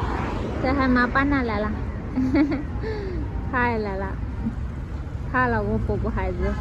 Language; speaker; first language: Chinese; non-native, learner; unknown